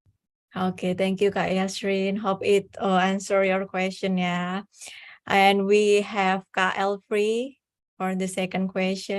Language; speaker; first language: English; non-native, fluent; Indonesian